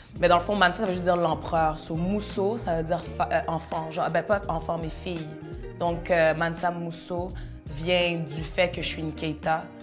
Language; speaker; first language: French; early bilingual, other home language; Bambara